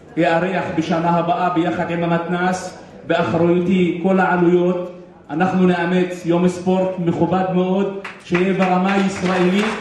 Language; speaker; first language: Hebrew; non-native, local second language; Arabic